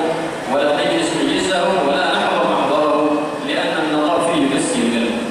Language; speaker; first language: Arabic; native; Arabic